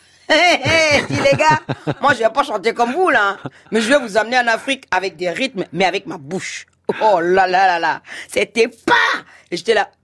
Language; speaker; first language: French; non-native, local second language; Fon